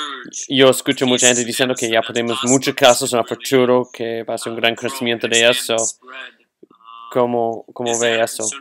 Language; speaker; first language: Spanish; non-native, learner; English